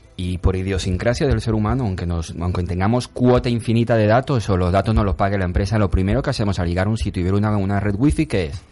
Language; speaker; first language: Spanish; native; Spanish